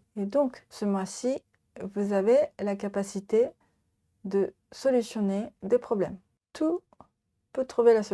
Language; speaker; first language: French; non-native, learner; Japanese